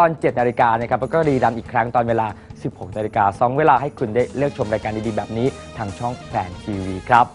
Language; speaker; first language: Thai; native; Thai